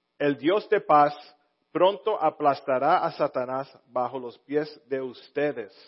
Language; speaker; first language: Spanish; early bilingual, heritage; Spanish